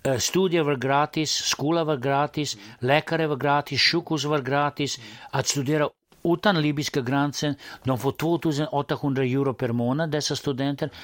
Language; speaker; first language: Swedish; non-native, fluent; Serbian